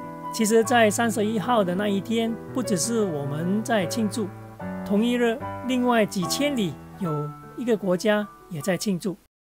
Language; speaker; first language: Chinese; native; Chinese